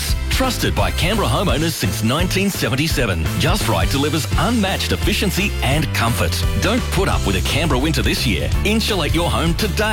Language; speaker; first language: English; native; English